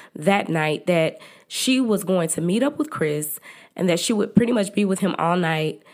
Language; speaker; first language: English; native; English